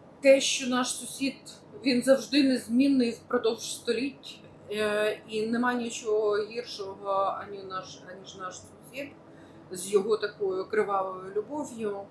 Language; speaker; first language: Ukrainian; native; Ukrainian